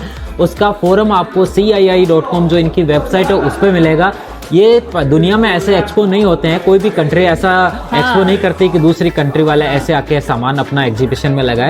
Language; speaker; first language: Hindi; native; Hindi